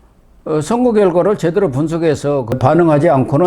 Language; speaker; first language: Korean; native; Korean